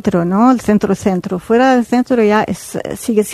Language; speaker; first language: Spanish; non-native, fluent; Arabic